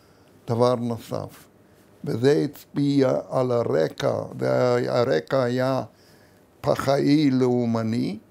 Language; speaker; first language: Hebrew; non-native, fluent; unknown